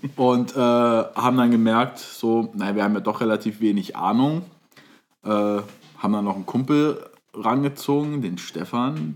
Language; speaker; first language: German; early bilingual, other home language; Turkish